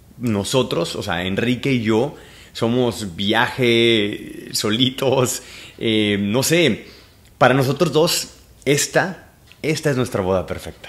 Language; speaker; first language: Spanish; native; Spanish